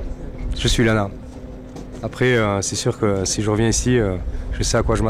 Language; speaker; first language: French; native; French